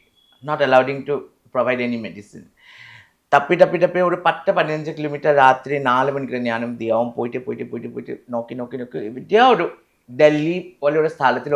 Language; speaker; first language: Malayalam; non-native, fluent; Assamese